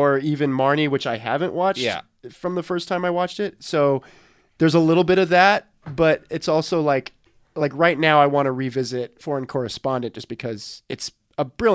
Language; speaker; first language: English; native; English